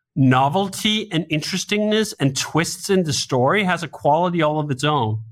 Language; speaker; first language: English; non-native, fluent; Danish